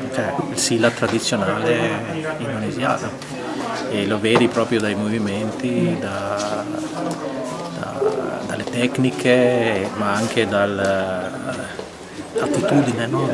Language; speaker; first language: Italian; non-native, fluent; Malayalam